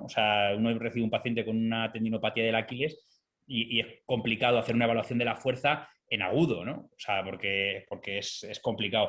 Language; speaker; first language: Spanish; native; Spanish